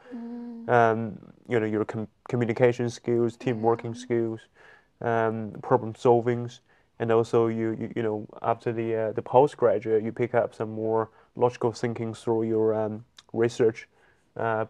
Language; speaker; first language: English; non-native, fluent; Chinese